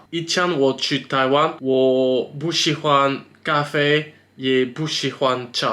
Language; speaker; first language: Chinese; non-native, learner; French